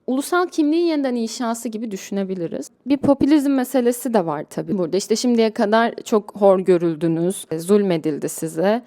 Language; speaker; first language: Turkish; native; Turkish